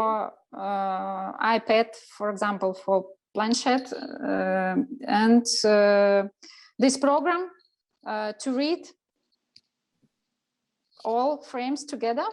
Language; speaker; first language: English; non-native, learner; Russian